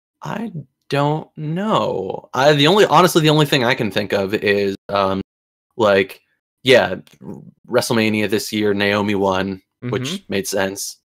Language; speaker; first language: English; native; English